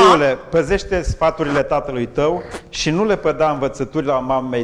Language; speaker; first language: Romanian; native; Romanian